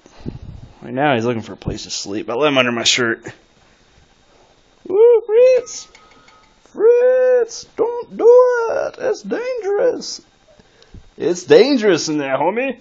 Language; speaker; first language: English; native; English